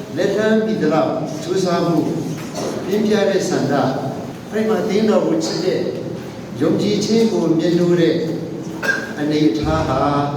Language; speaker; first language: Burmese; non-native, local second language; Hakha Chin